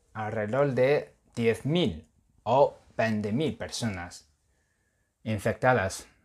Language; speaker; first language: Spanish; non-native, fluent; Chinese